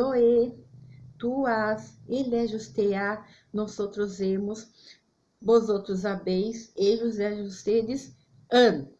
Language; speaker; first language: Spanish; non-native, fluent; Portuguese